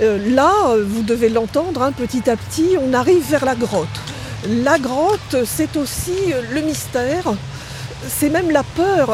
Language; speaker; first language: French; native; French